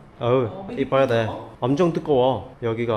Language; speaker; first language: Korean; non-native, fluent; Vietnamese